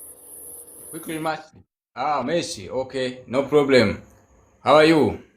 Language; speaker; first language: English; non-native, learner; Swahili